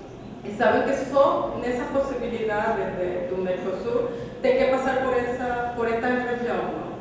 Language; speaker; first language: Portuguese; non-native, fluent; Spanish